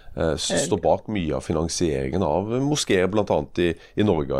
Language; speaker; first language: Norwegian; native; Norwegian